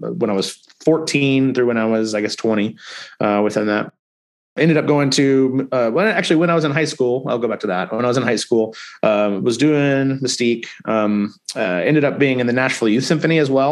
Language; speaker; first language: English; native; English